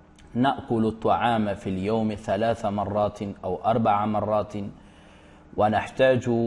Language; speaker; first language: Arabic; non-native, fluent; Urdu